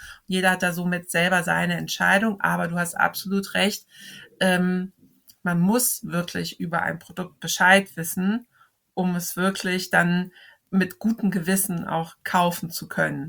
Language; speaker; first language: German; native; German